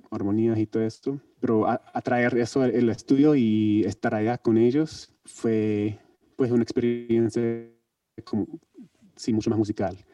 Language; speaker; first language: Spanish; non-native, learner; English